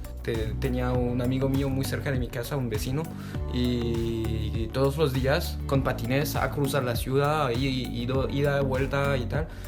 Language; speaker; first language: Spanish; non-native, fluent; French